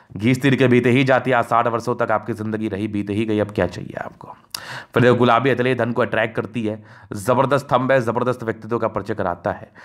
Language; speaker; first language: Hindi; native; Hindi